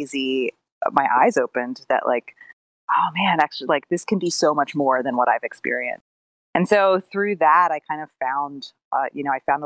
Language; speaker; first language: English; native; English